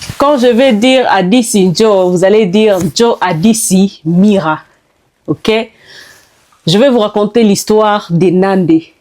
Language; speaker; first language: French; non-native, local second language; Nande